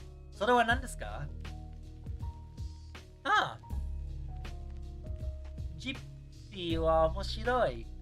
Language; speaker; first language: Japanese; non-native, learner; English